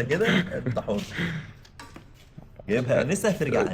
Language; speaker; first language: Arabic; native; Arabic